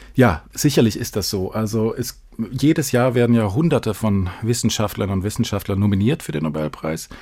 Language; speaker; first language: German; non-native, fluent; Swedish